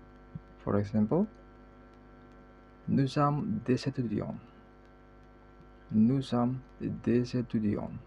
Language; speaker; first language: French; non-native, learner; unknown